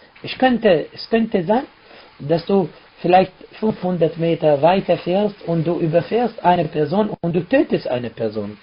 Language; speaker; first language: German; non-native, fluent; Arabic